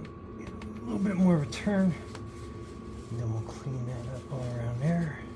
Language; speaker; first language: English; native; English